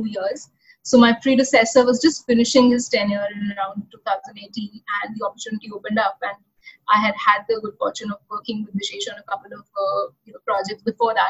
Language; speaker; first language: English; non-native, local second language; Hindi